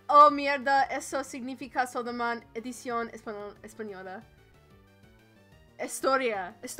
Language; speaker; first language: Spanish; non-native, learner; English